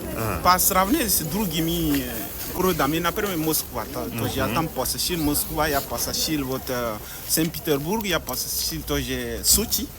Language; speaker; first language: Russian; non-native, fluent; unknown